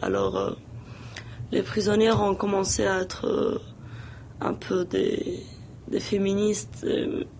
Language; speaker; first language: French; non-native, local second language; Arabic